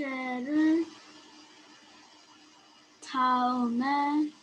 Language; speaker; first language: Korean; non-native, learner; English